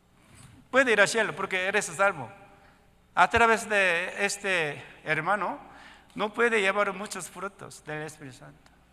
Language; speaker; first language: Spanish; non-native, learner; Korean